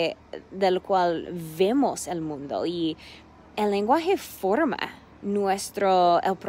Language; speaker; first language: Spanish; non-native, fluent; English